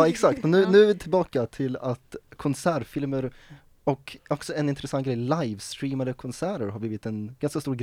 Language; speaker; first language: Swedish; native; Swedish